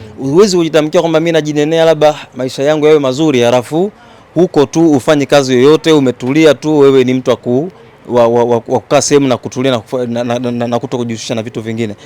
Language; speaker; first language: Swahili; native; Swahili